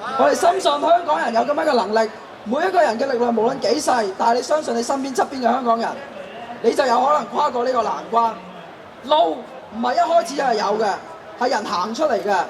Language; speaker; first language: Cantonese; native; Cantonese